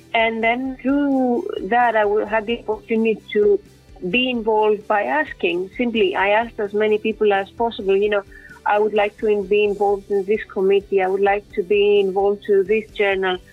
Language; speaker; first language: English; non-native, fluent; Greek